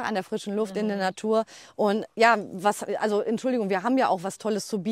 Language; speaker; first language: German; native; German